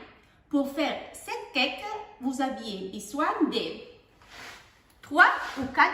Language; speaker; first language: French; non-native, fluent; Spanish